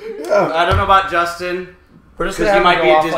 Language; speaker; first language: English; native; English